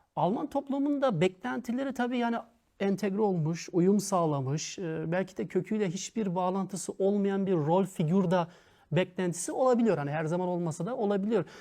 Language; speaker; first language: Turkish; early bilingual, heritage; Turkish